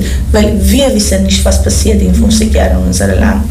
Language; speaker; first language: German; non-native, learner; Persian